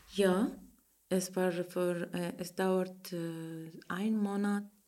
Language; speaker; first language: German; non-native, learner; Arabic